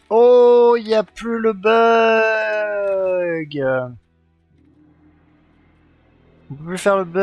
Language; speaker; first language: French; native; French